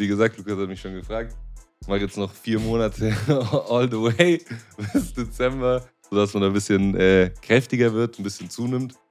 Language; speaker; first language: German; native; German